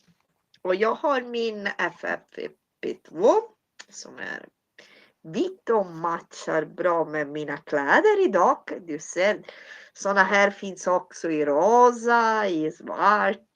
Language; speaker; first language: Swedish; non-native, fluent; Italian